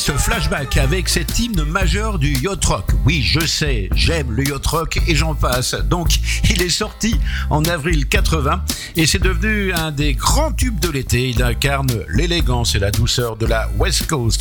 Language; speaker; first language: French; native; French